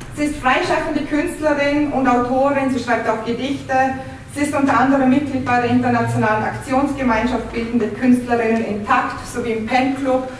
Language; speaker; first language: German; native; German